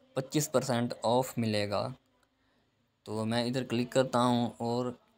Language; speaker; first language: Urdu; non-native, local second language; Punjabi